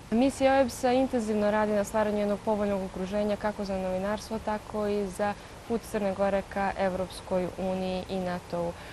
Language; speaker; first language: Bosnian; native; Bosnian